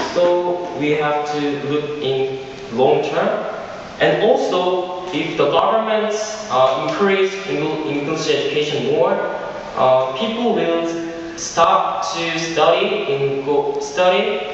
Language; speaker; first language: English; non-native, fluent; Korean